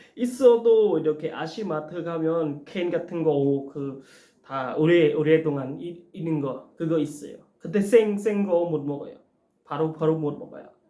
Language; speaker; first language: Korean; non-native, learner; Khmer